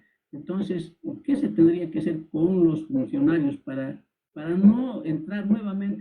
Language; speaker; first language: Spanish; native; Spanish